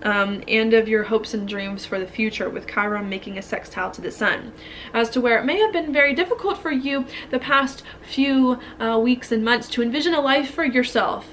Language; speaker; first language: English; native; English